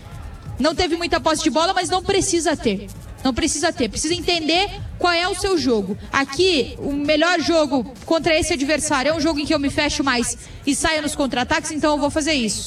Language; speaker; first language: Portuguese; native; Portuguese